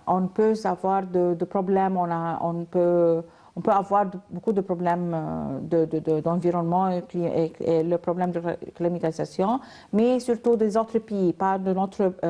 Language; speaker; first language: French; non-native, learner; Arabic